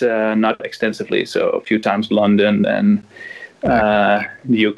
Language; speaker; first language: English; non-native, fluent; Dutch